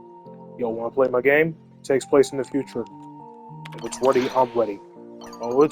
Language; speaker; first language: English; native; English